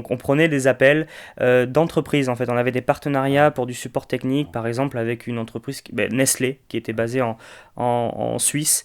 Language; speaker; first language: French; native; French